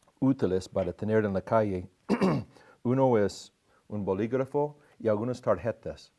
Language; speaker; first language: Spanish; non-native, fluent; English